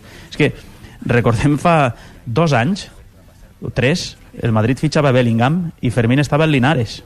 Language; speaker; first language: Catalan; native; Catalan